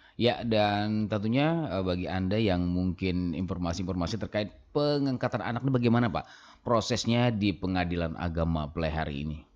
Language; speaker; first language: Indonesian; native; Indonesian